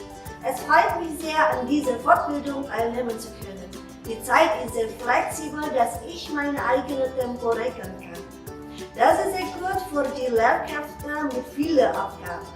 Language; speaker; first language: German; non-native, fluent; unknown